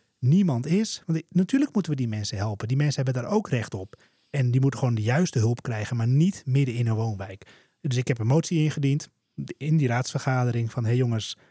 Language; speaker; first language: Dutch; native; Dutch